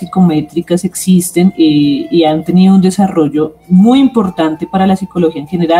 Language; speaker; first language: Spanish; native; Spanish